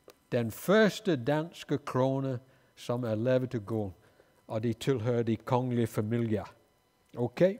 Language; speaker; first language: Danish; non-native, fluent; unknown